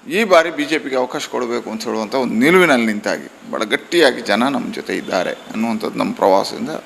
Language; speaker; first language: Kannada; non-native, local second language; Tulu